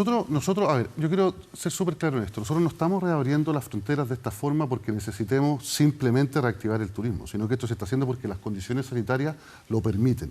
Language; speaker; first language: Spanish; native; Spanish